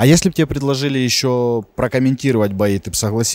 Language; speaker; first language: Russian; native; Russian